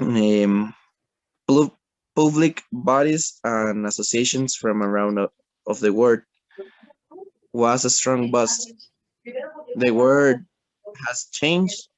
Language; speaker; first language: English; non-native, learner; Spanish